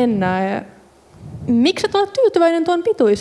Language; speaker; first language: Finnish; native; Finnish